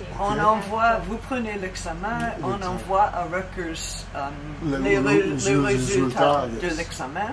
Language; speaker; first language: French; non-native, fluent; English